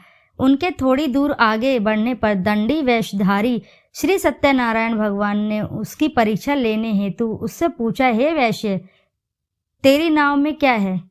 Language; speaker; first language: Hindi; native; Hindi